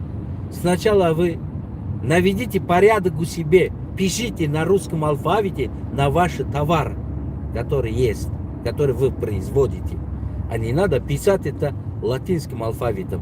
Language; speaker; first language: Russian; non-native, local second language; Tajik